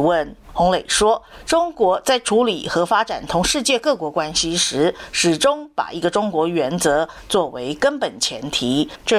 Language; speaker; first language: Chinese; native; Chinese